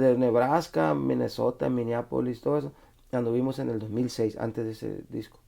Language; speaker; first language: Spanish; native; Spanish